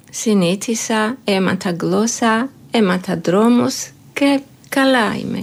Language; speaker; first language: Greek; non-native, learner; Georgian